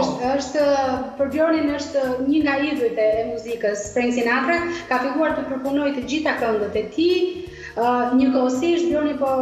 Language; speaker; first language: Albanian; native; Albanian